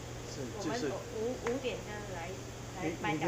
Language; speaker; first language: Chinese; non-native, learner; Vietnamese